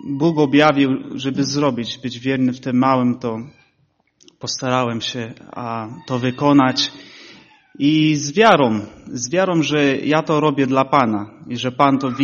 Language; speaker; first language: Polish; early bilingual, heritage; Polish